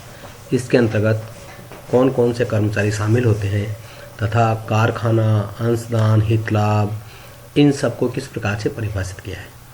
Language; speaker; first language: Hindi; native; Hindi